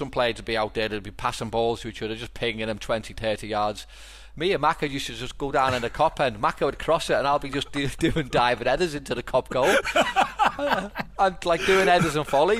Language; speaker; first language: English; native; English